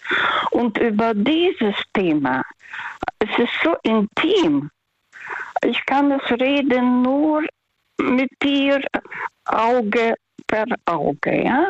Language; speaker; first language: German; non-native, fluent; Russian